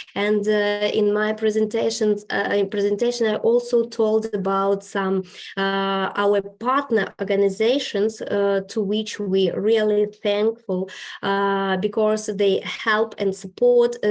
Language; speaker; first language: English; non-native, fluent; Ukrainian